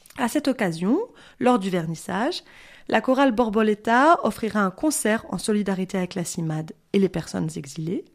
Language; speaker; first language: French; native; French